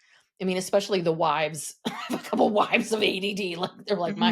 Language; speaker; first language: English; native; English